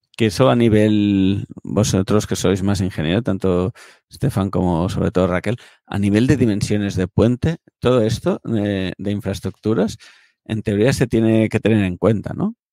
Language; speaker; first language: Spanish; native; Spanish